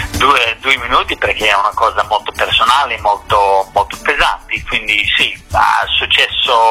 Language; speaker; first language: Italian; non-native, fluent; English